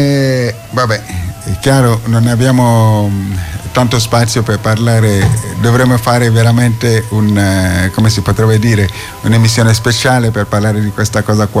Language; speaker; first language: Italian; non-native, fluent; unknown